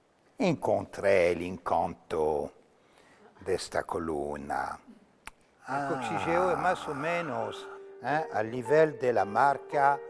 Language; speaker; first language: Spanish; non-native, learner; French